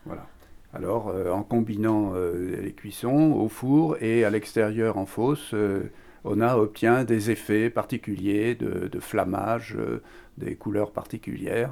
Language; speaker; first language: French; native; French